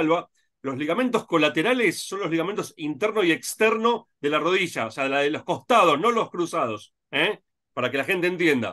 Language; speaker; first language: Spanish; native; Spanish